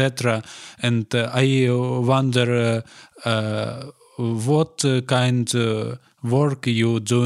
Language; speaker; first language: English; non-native, learner; Ukrainian